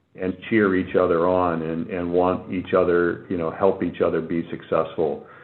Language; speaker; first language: English; native; English